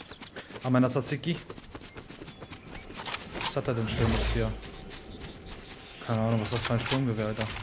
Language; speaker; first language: German; native; German